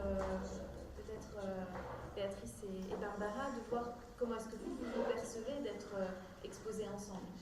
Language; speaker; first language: French; native; French